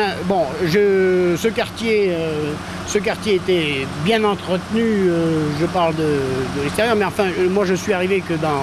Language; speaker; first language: French; native; French